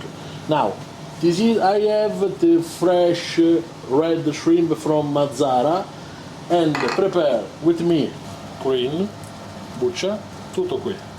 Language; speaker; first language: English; non-native, learner; Italian